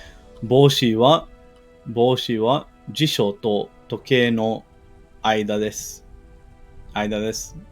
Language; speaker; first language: Japanese; non-native, learner; English